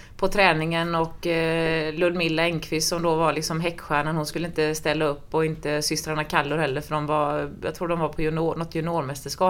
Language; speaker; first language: Swedish; native; Swedish